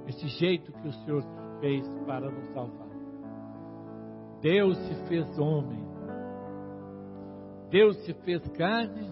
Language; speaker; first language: Portuguese; native; Portuguese